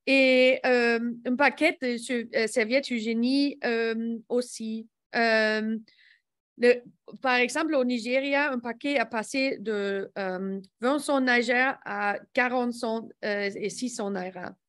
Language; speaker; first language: French; non-native, learner; English